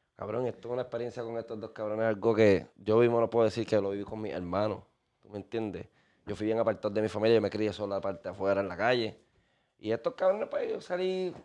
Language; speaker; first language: Spanish; native; Spanish